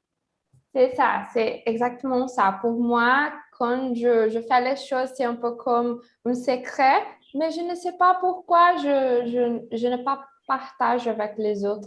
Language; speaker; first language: French; non-native, learner; Portuguese